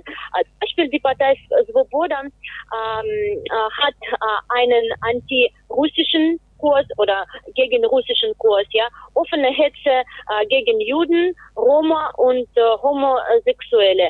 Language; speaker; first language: German; non-native, fluent; Russian